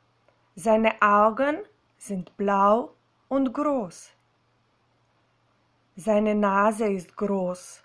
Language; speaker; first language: German; non-native, fluent; Slovenian